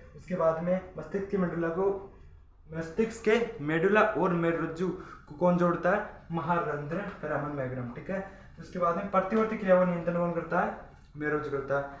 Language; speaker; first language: Hindi; native; Hindi